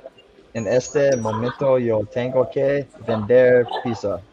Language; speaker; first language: Spanish; non-native, learner; English